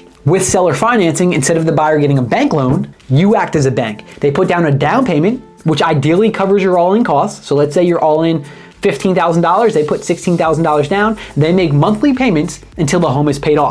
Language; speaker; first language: English; native; English